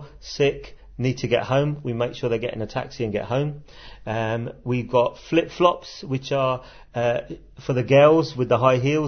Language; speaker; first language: English; native; English